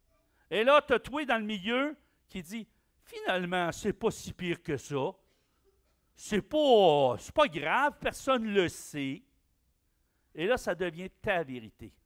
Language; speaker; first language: French; native; French